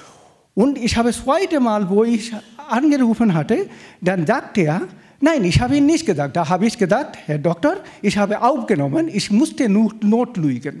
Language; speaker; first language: German; non-native, fluent; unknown